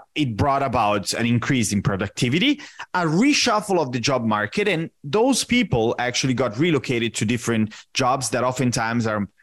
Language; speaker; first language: English; non-native, fluent; Italian